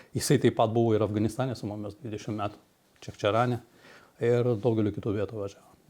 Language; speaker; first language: Lithuanian; native; Lithuanian